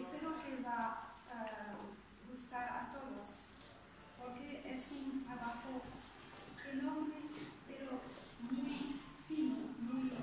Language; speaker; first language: Spanish; non-native, fluent; French